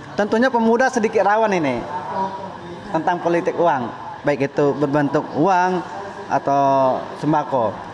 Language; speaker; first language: Indonesian; native; Indonesian